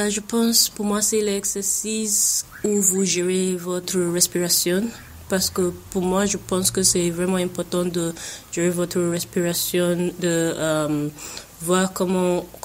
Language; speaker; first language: French; non-native, fluent; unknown